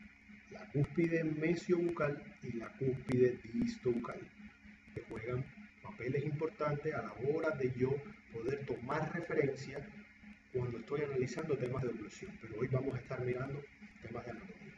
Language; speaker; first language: Spanish; native; Spanish